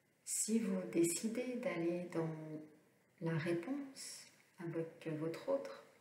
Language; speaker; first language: French; native; French